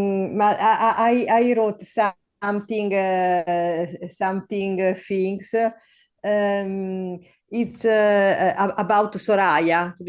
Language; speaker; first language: English; non-native, learner; Italian